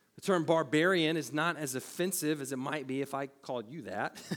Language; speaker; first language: English; native; English